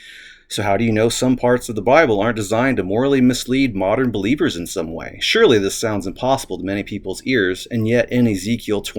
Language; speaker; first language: English; native; English